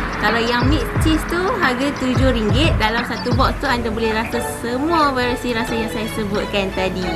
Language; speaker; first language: Malay; native; Malay